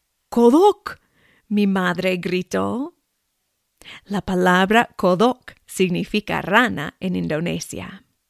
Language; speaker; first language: Spanish; non-native, fluent; English